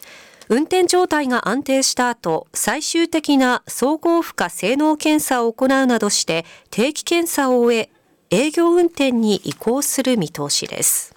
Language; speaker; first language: Japanese; native; Japanese